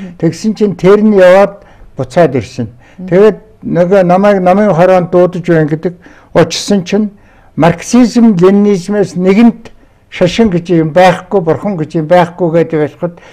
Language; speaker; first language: Mongolian; non-native, local second language; Tuvinian